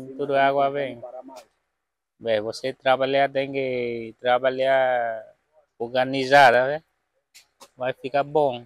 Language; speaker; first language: Portuguese; non-native, learner; Vietnamese